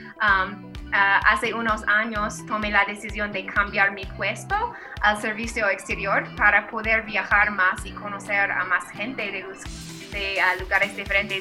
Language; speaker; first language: Spanish; non-native, fluent; English